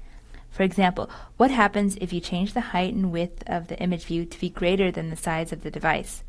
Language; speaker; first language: English; native; English